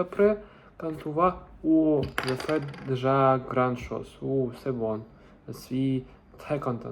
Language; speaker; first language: French; non-native, learner; Russian